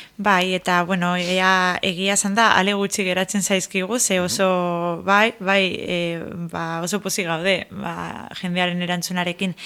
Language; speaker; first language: Basque; non-native, local second language; Spanish